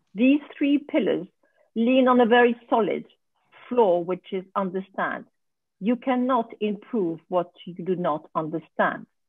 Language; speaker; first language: English; non-native, fluent; French